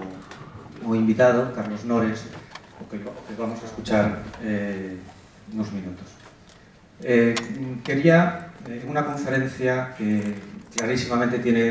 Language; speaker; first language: Spanish; native; Spanish